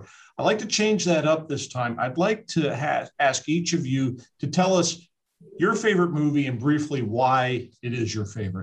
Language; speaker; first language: English; native; English